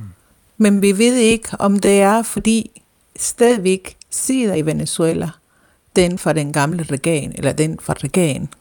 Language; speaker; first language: Danish; non-native, fluent; Spanish